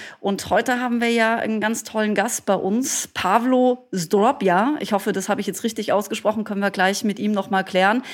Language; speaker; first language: German; native; German